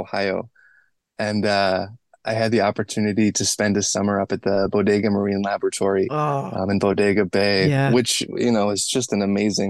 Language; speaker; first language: English; native; English